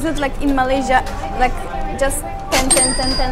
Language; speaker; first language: English; non-native, fluent; Polish